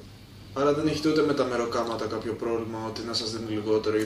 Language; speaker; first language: Greek; native; Greek